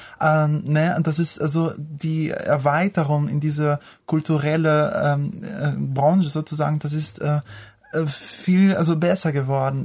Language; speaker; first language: German; non-native, fluent; Portuguese